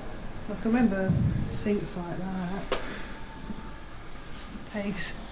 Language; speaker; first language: English; native; English